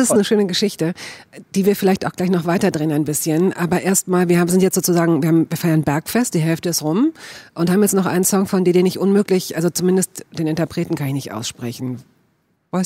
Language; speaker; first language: German; native; German